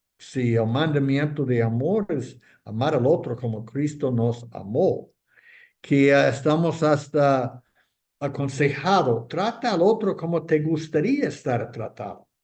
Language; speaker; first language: Spanish; non-native, fluent; English